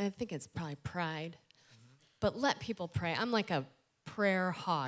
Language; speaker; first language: English; native; English